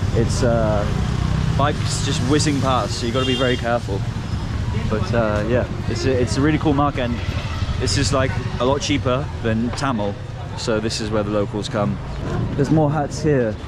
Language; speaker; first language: English; native; English